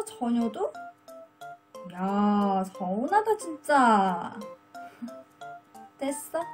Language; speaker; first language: Korean; non-native, learner; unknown